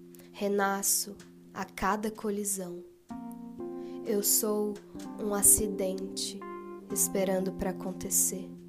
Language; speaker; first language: Portuguese; native; Portuguese